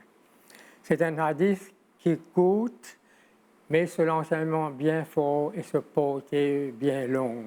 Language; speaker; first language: French; non-native, local second language; Morisyen